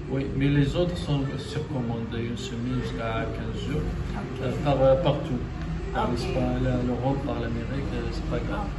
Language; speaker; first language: French; non-native, local second language; Arabic